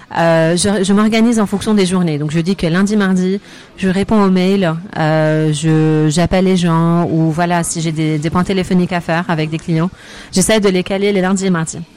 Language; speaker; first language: French; non-native, fluent; Arabic